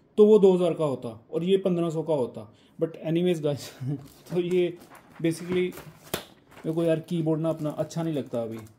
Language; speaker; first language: Hindi; non-native, local second language; Punjabi